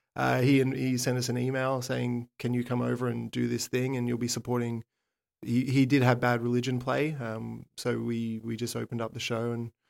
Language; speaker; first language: English; native; English